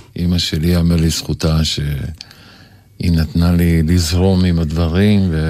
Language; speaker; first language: Hebrew; early bilingual, other home language; Polish